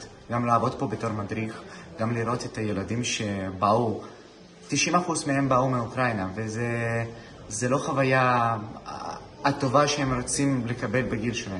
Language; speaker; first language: Hebrew; non-native, fluent; Russian